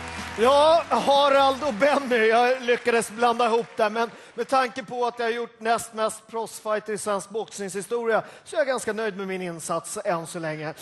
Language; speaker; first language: Swedish; native; Swedish